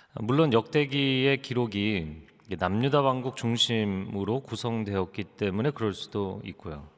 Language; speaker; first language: Korean; native; Korean